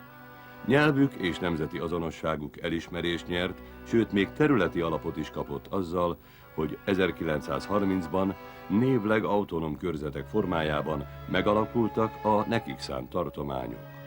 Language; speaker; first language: Hungarian; native; Hungarian